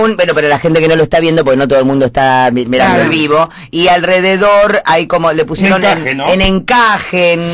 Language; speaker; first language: Spanish; native; Spanish